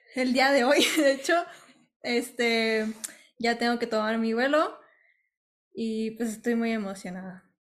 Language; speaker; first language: Spanish; native; Spanish